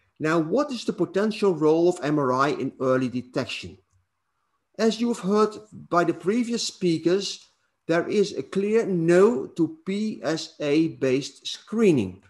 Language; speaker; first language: English; non-native, fluent; Dutch